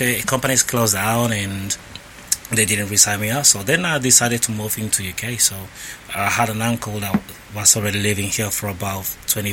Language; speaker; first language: English; non-native, learner; Spanish